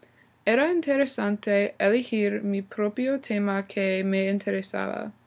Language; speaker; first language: Spanish; non-native, learner; English